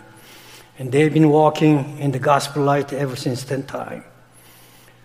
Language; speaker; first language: English; non-native, fluent; Korean